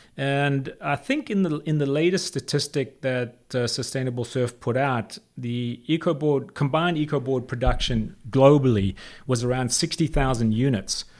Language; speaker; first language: English; native; English